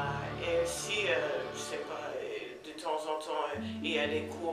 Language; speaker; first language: French; non-native, fluent; English